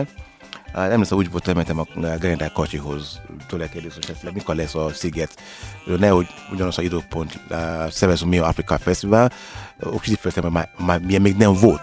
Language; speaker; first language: Hungarian; non-native, learner; Yoruba